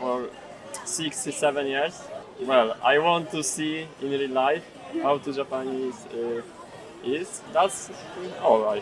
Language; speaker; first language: English; non-native, learner; Polish